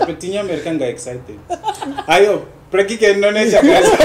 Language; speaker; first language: Indonesian; non-native, fluent; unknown